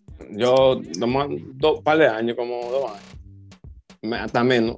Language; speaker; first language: Spanish; early bilingual, heritage; Spanish